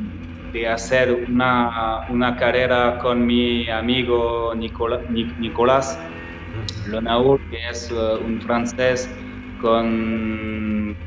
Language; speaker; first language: Spanish; non-native, learner; French